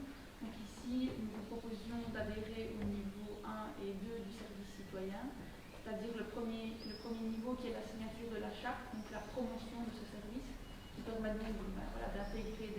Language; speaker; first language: French; native; French